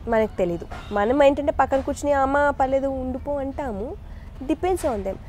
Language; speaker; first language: Telugu; early bilingual, other home language; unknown